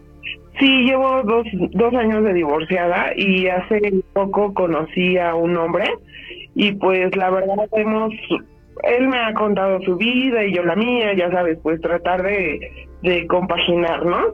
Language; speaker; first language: Spanish; native; Spanish